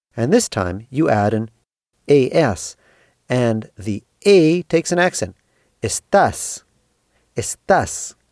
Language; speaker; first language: English; native; English